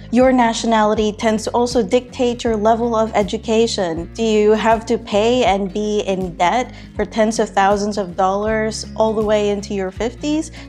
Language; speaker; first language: English; non-native, local second language; Filipino